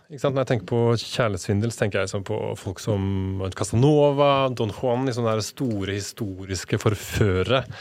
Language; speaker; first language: Norwegian; native; Norwegian